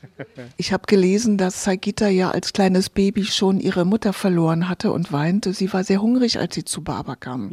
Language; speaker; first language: German; native; German